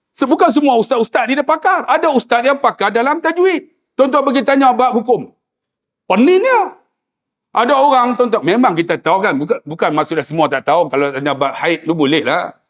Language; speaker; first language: Malay; native; Malay